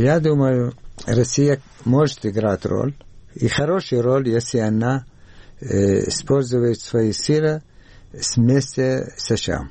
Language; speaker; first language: Russian; non-native, learner; Arabic